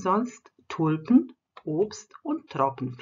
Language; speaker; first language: German; non-native, fluent; Croatian